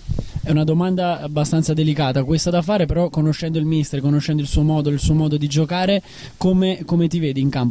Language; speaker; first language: Italian; native; Italian